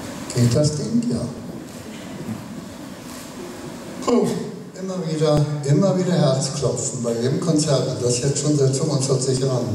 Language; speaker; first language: German; native; German